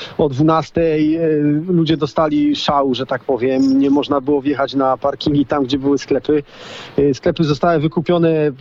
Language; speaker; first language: Polish; native; Polish